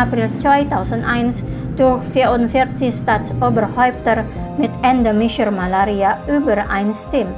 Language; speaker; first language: German; non-native, fluent; Indonesian